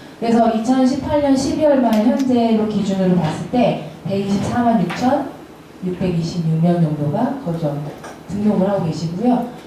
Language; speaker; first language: Korean; native; Korean